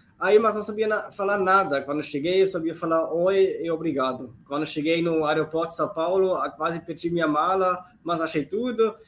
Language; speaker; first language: Portuguese; non-native, fluent; German